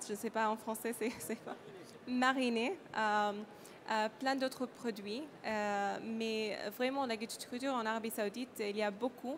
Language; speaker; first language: French; non-native, learner; Arabic